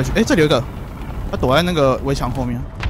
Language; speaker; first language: Chinese; native; Chinese